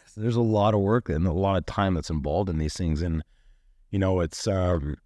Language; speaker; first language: English; native; English